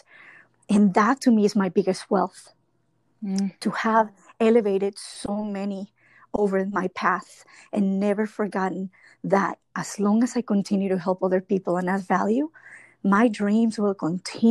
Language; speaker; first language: English; non-native, fluent; Spanish